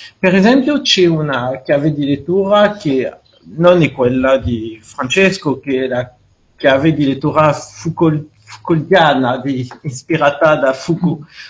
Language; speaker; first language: Italian; non-native, fluent; French